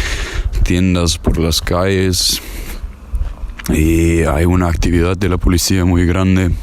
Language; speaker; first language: Spanish; non-native, fluent; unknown